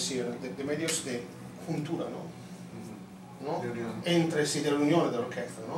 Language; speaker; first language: Spanish; non-native, fluent; Italian